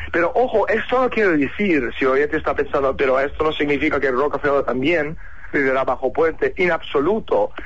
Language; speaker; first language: Spanish; non-native, fluent; Russian